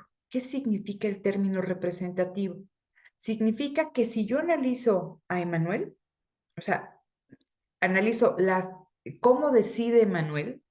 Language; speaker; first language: Spanish; native; Spanish